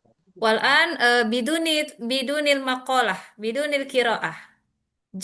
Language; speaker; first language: Arabic; non-native, learner; Indonesian